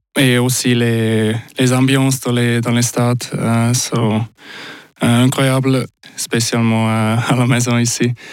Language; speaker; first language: French; non-native, local second language; Swiss German